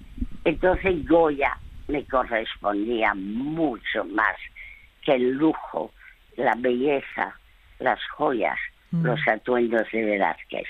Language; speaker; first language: Spanish; early bilingual, other home language; French